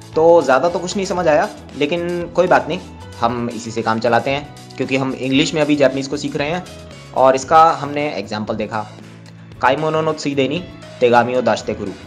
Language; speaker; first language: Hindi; native; Hindi